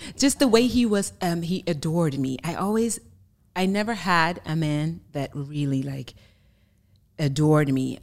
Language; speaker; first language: English; non-native, fluent; German